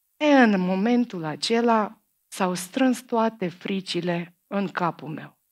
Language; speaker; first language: Romanian; non-native, fluent; Macedonian